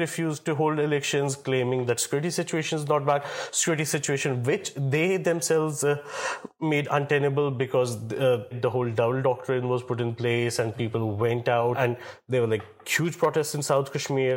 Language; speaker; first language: English; non-native, local second language; Kashmiri